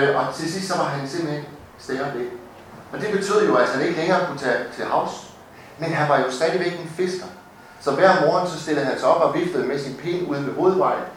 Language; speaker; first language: Danish; native; Danish